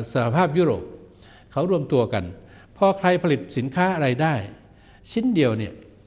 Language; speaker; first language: Thai; native; Thai